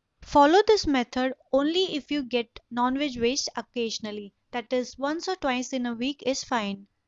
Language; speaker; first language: English; non-native, local second language; Tamil